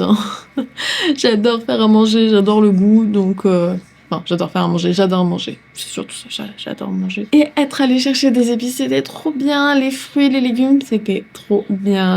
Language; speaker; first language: French; native; French